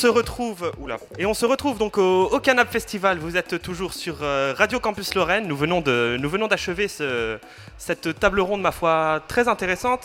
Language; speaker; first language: French; native; French